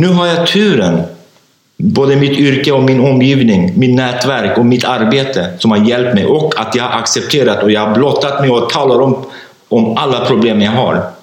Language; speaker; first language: Swedish; non-native, fluent; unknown